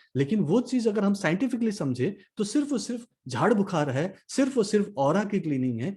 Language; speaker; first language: Hindi; non-native, local second language; Nepali